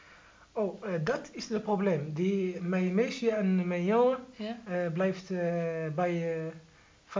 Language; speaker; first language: Dutch; non-native, learner; Arabic